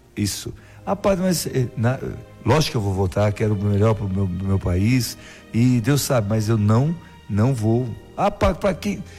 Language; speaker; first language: Portuguese; native; Portuguese